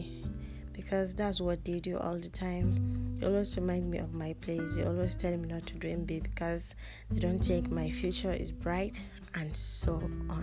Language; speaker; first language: English; non-native, local second language; Hausa